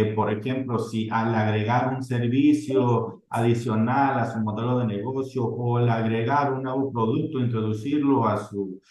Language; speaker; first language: Spanish; early bilingual, heritage; Spanish